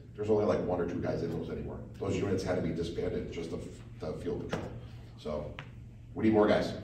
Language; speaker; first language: English; native; English